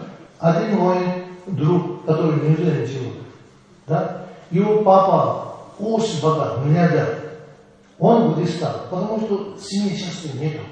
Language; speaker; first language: Russian; non-native, learner; Tibetan